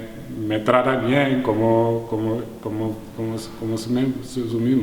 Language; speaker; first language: Spanish; non-native, learner; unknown